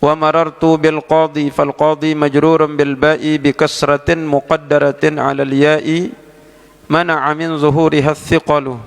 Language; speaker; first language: Arabic; non-native, fluent; Indonesian